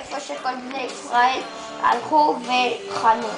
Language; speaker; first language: Hebrew; early bilingual, other home language; Spanish